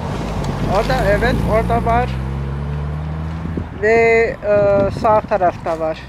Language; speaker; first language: Turkish; non-native, learner; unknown